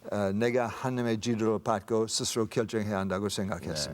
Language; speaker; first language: Korean; non-native, fluent; English